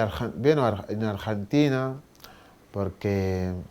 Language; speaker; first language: Spanish; non-native, learner; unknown